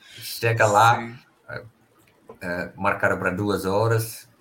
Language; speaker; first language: Portuguese; non-native, fluent; Finnish